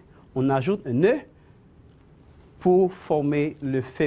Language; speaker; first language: French; non-native, fluent; Spanish